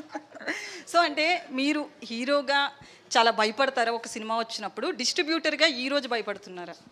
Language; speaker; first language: Telugu; native; Telugu